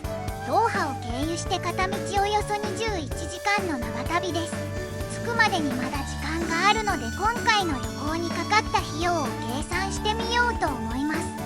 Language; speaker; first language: Japanese; native; Japanese